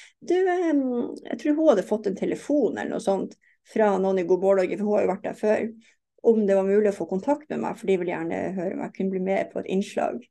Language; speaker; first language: Norwegian; native; Norwegian